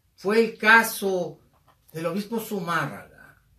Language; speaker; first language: Spanish; native; Spanish